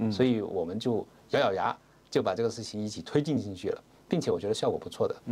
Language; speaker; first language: Chinese; non-native, local second language; Cantonese